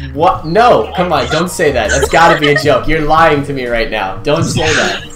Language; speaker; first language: English; native; English